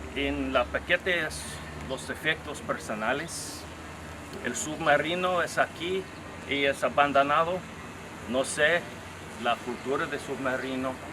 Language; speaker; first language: Spanish; non-native, learner; English